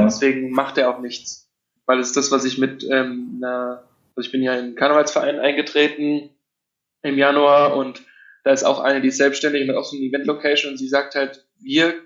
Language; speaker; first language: German; native; German